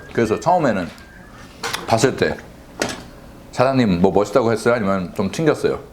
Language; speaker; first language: Korean; non-native, learner; English